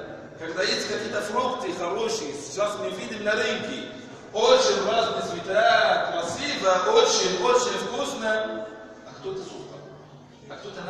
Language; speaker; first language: Russian; non-native, fluent; Arabic